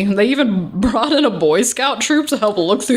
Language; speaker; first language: English; native; English